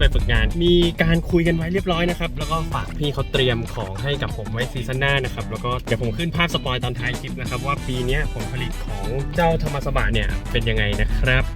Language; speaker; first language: Thai; native; Thai